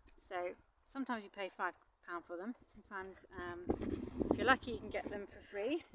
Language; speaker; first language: English; native; English